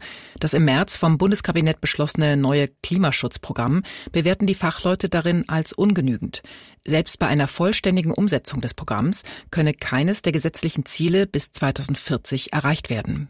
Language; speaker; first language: German; native; German